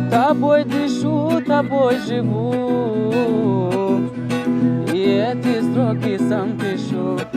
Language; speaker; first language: Russian; non-native, local second language; Tajik